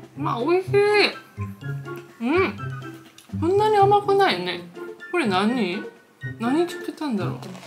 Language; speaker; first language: Japanese; non-native, fluent; Korean